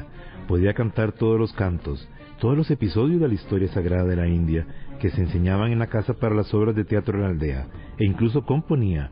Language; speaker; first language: Spanish; native; Spanish